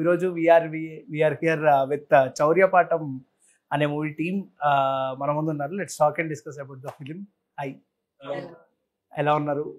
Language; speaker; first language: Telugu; native; Telugu